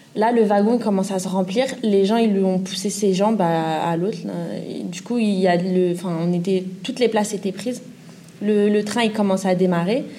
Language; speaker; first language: French; native; French